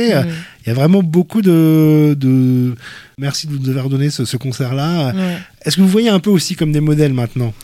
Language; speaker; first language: French; native; French